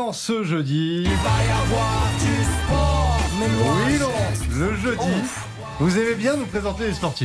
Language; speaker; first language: French; native; French